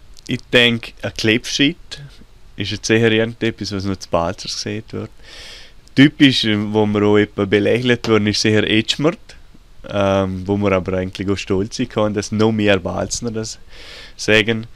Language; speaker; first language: German; native; German